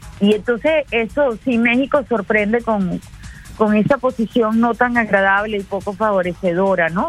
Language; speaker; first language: Spanish; native; Spanish